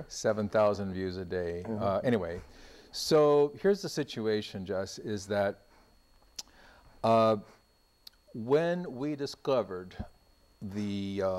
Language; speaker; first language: English; native; English